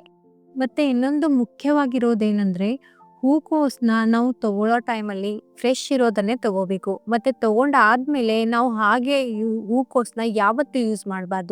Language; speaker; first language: Kannada; native; Kannada